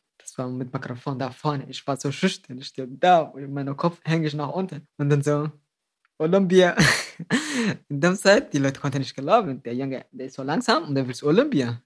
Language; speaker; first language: German; non-native, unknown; Somali